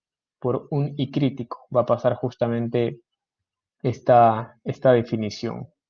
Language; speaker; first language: Spanish; native; Spanish